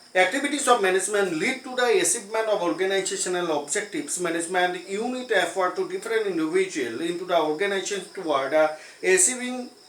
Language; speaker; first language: English; non-native, local second language; Assamese